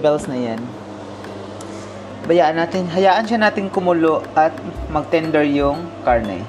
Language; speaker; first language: Filipino; native; Filipino